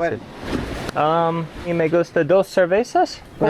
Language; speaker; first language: Spanish; non-native, learner; English